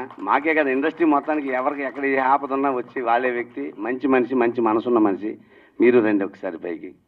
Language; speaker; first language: Telugu; native; Telugu